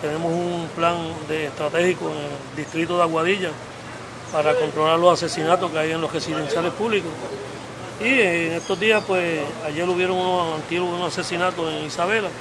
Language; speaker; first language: Spanish; native; Spanish